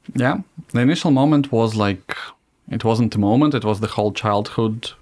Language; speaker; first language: English; non-native, fluent; Russian